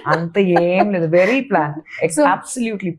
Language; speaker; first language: Telugu; non-native, local second language; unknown